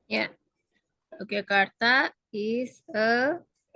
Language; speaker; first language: English; non-native, fluent; Indonesian